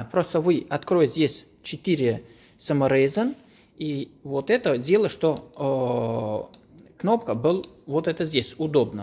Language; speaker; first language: Russian; non-native, learner; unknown